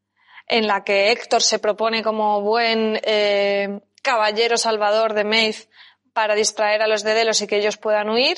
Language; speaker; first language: Spanish; native; Spanish